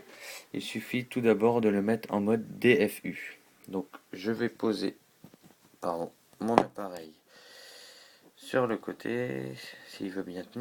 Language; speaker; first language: French; native; French